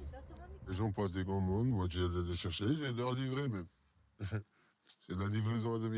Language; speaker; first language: French; non-native, learner; Romanian